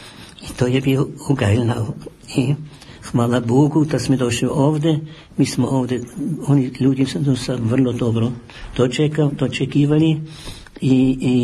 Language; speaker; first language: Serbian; non-native, fluent; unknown